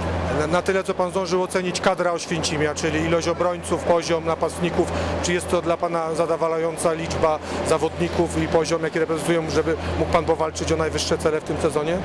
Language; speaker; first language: Polish; native; Polish